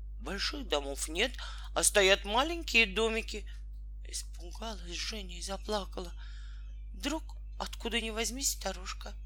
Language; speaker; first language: Russian; native; Russian